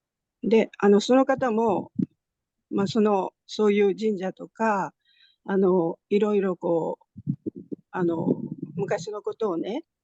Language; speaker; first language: Japanese; native; Japanese